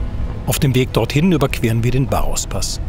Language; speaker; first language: German; native; German